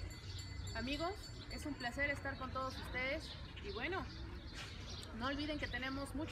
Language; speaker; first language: Spanish; native; Spanish